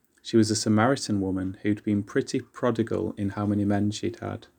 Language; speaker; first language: English; native; English